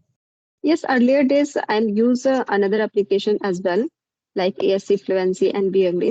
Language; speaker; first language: English; non-native, learner; Hindi